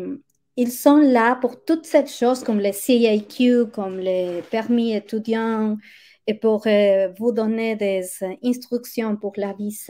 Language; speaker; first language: French; non-native, fluent; Spanish